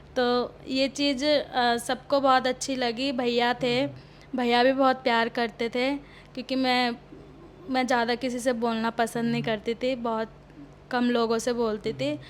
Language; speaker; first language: Hindi; early bilingual, other home language; Odia